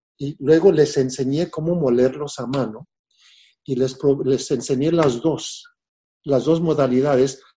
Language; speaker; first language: Spanish; early bilingual, heritage; Spanish